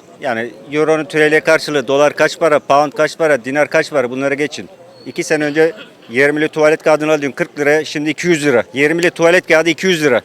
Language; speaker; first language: Turkish; native; Turkish